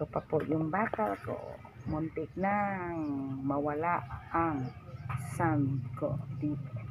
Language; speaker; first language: Filipino; non-native, local second language; Cebuano